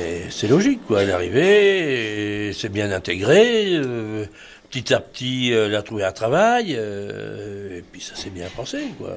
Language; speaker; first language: French; native; French